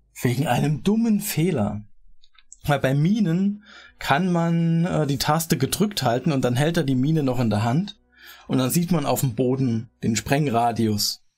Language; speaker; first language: German; native; German